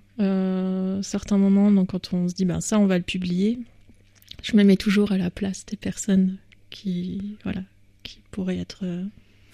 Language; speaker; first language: French; native; French